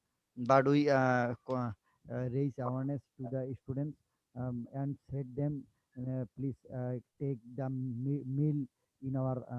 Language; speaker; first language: English; non-native, learner; Bangla